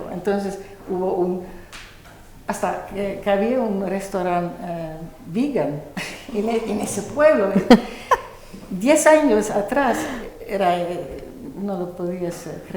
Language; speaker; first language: Spanish; non-native, fluent; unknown